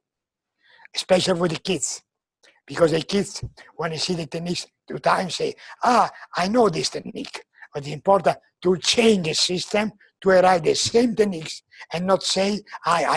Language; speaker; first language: English; non-native, learner; Italian